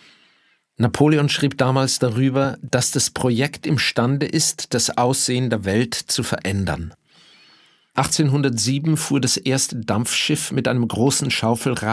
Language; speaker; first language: German; native; German